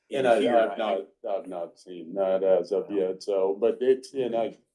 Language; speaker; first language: English; native; English